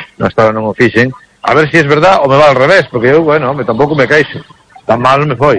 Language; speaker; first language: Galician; native; Galician